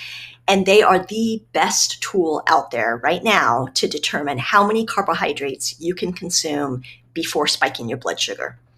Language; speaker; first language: English; native; English